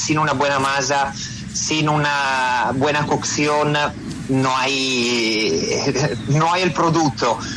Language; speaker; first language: Spanish; non-native, fluent; Italian